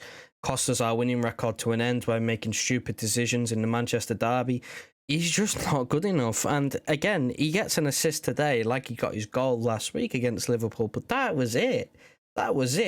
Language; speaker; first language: English; native; English